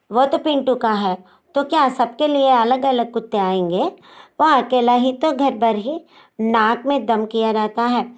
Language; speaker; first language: Hindi; non-native, local second language; Telugu